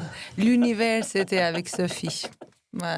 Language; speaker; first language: French; non-native, fluent; Albanian